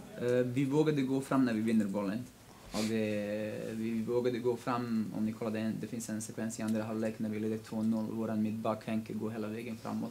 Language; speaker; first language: Swedish; non-native, local second language; Kurdish